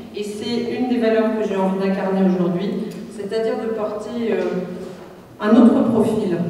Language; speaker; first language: French; native; French